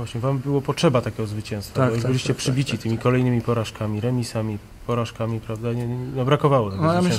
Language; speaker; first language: Polish; native; Polish